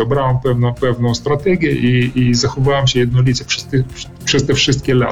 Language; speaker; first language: Polish; early bilingual, heritage; Polish